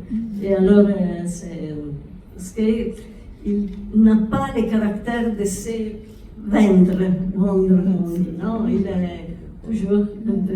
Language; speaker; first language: French; non-native, learner; Italian